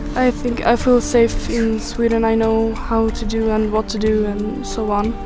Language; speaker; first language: English; non-native, learner; Swedish